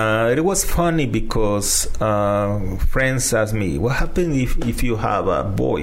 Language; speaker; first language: English; non-native, fluent; Spanish